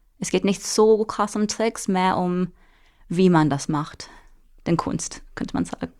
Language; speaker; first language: German; non-native, fluent; English